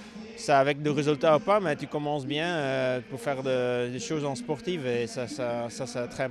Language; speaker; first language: French; non-native, local second language; Dutch